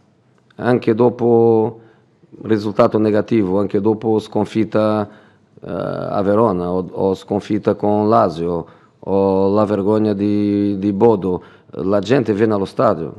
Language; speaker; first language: Italian; non-native, fluent; Portuguese